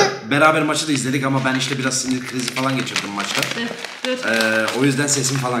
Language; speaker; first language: Turkish; native; Turkish